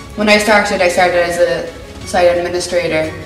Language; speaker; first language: English; native; English